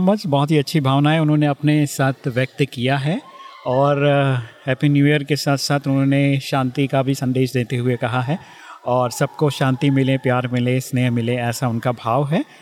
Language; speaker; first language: Hindi; native; Hindi